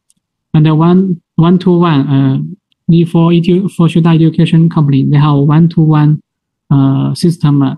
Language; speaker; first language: English; non-native, learner; Chinese